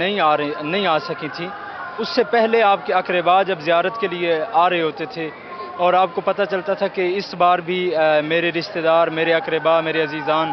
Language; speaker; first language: Urdu; native; Urdu